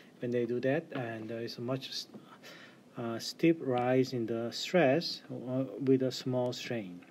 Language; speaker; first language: English; non-native, fluent; Korean